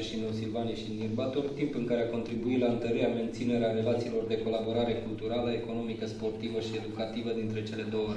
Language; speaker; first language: Romanian; native; Romanian